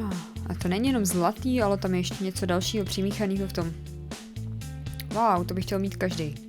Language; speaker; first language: Czech; native; Czech